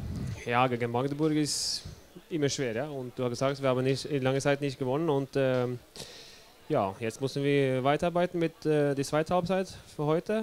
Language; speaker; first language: German; non-native, learner; Norwegian